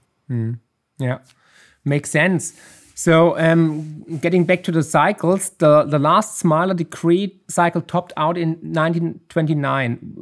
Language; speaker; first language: English; non-native, fluent; German